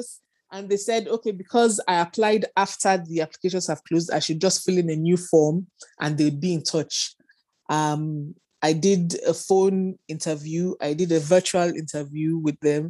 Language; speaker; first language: English; non-native, local second language; Yoruba